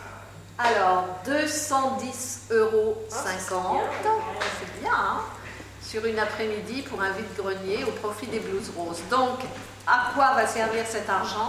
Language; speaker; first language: French; native; French